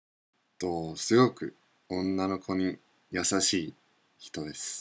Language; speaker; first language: Japanese; non-native, fluent; English